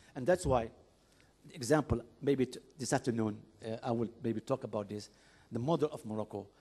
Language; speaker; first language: English; non-native, fluent; Arabic